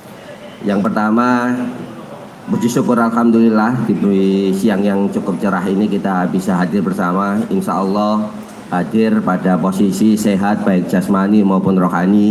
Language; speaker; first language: Indonesian; non-native, local second language; Javanese